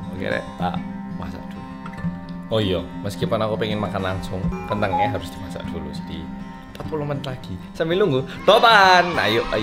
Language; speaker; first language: Indonesian; early bilingual, other home language; Korean